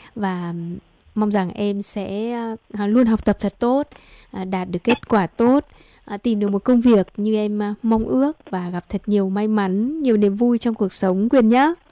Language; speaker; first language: Vietnamese; native; Vietnamese